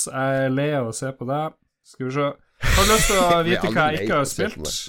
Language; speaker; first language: Norwegian; native; Norwegian